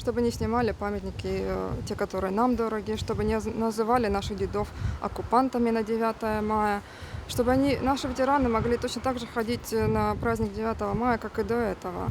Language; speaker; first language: Russian; native; Russian